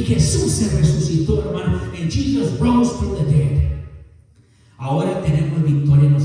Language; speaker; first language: Spanish; native; Spanish